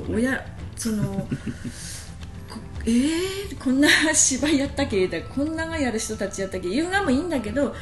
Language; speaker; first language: Japanese; native; Japanese